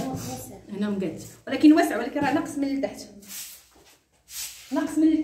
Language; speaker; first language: Arabic; native; Arabic